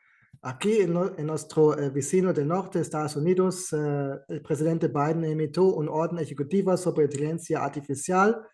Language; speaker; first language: Spanish; non-native, fluent; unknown